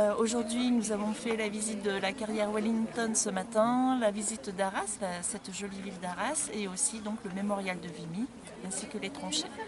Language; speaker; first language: French; native; French